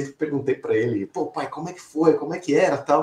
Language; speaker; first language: Portuguese; native; Portuguese